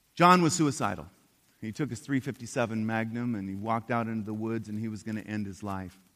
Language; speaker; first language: English; native; English